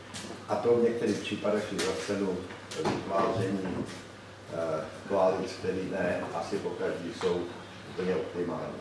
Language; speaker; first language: Czech; native; Czech